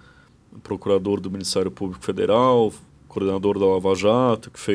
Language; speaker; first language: Portuguese; native; Portuguese